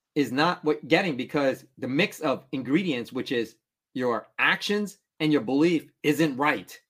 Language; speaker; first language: English; early bilingual, other home language; Vietnamese